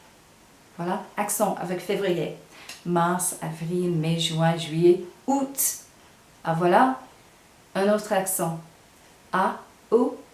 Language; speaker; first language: French; non-native, fluent; English